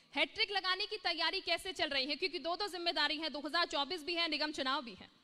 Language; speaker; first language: Hindi; native; Hindi